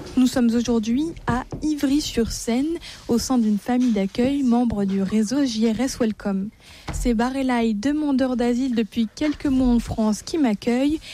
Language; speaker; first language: French; native; French